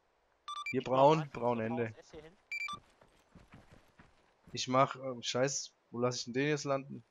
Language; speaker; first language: German; native; German